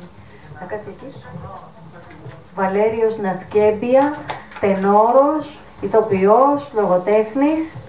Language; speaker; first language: Greek; native; Greek